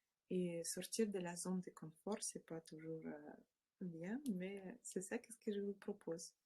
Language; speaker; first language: French; non-native, learner; Russian